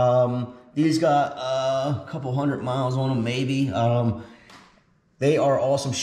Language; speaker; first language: English; native; English